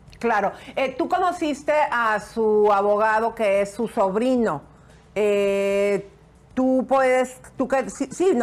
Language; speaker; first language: Spanish; native; Spanish